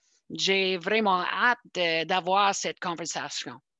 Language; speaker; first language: French; non-native, fluent; English